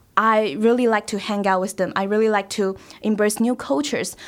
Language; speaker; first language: English; non-native, fluent; Chinese